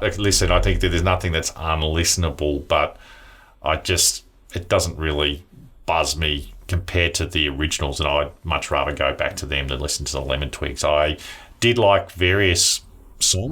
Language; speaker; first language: English; native; English